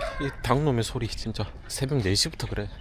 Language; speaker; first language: Korean; native; Korean